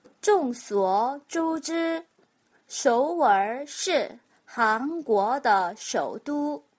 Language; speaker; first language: Chinese; non-native, fluent; Korean